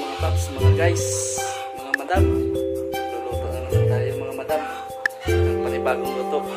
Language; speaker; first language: Filipino; non-native, local second language; Cebuano